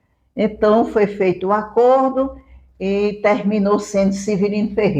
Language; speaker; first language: Portuguese; native; Portuguese